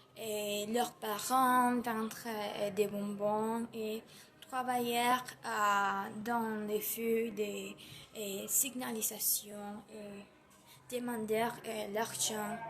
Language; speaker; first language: French; non-native, learner; Spanish